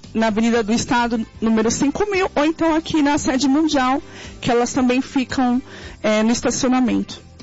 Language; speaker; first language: Portuguese; native; Portuguese